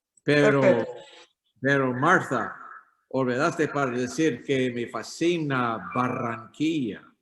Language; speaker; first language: Spanish; non-native, learner; English